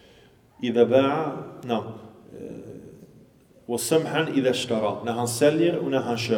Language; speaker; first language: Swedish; early bilingual, other home language; Arabic